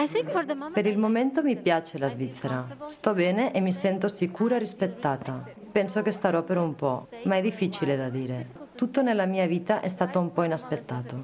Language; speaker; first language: Italian; non-native, fluent; Polish